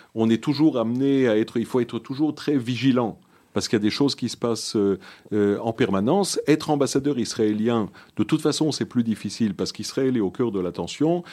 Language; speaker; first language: French; early bilingual, other home language; Hebrew